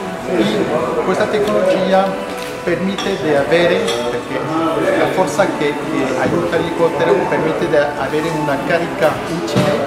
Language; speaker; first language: Italian; non-native, fluent; French